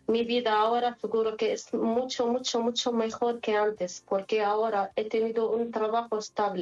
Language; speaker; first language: Spanish; non-native, local second language; Arabic